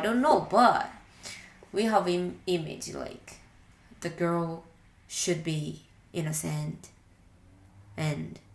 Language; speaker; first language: English; non-native, learner; Japanese